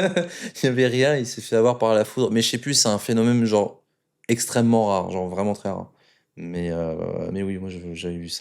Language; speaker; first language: French; native; French